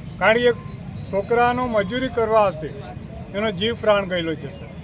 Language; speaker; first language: Gujarati; native; Gujarati